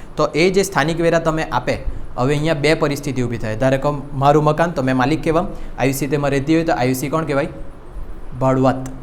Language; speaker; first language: Gujarati; non-native, local second language; Hindi